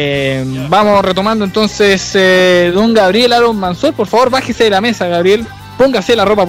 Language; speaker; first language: Spanish; native; Spanish